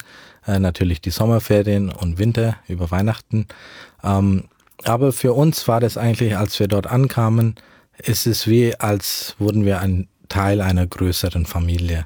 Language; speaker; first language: German; early bilingual, heritage; German